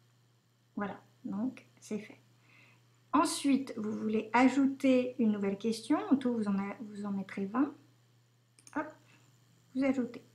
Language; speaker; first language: French; native; French